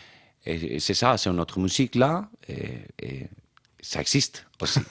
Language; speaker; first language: French; non-native, fluent; Spanish